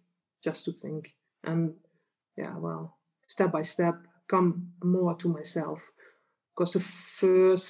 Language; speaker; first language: English; non-native, fluent; Dutch